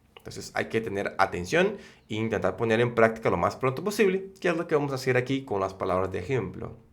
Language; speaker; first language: Spanish; non-native, fluent; Portuguese